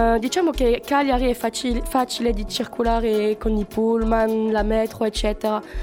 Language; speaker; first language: Italian; non-native, learner; French